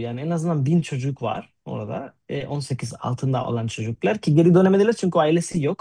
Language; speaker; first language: Turkish; non-native, fluent; Spanish